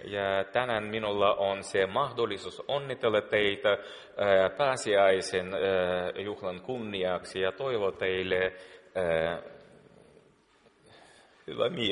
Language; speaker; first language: Finnish; non-native, fluent; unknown